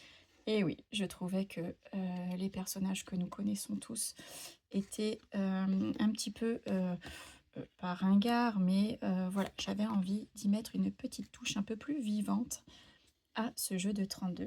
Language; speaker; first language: French; native; French